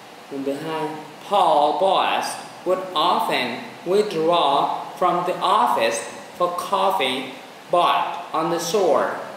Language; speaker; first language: English; non-native, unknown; Vietnamese